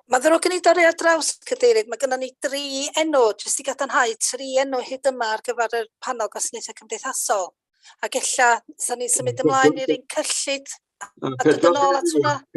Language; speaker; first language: Welsh; native; Welsh